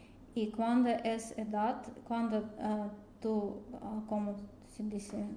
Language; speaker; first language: Spanish; non-native, learner; Russian